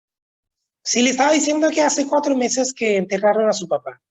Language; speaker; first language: Spanish; non-native, local second language; Haitian Creole